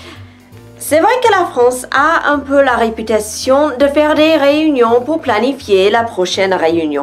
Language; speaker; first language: French; non-native, fluent; English